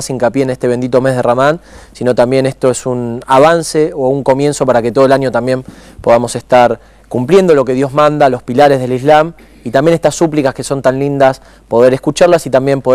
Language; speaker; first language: Spanish; native; Spanish